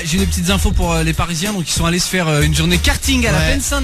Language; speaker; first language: French; native; French